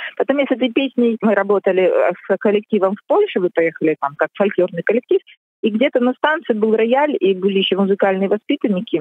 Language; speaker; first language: Russian; native; Russian